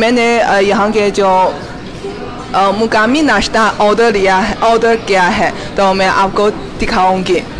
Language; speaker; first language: Hindi; non-native, fluent; Chinese